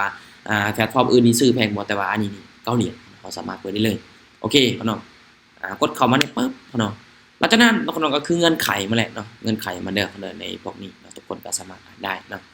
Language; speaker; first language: Thai; non-native, local second language; Lao